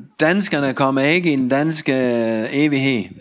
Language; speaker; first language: Danish; non-native, learner; Russian